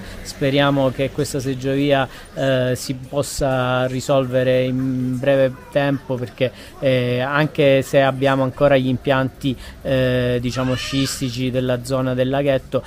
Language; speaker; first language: Italian; native; Italian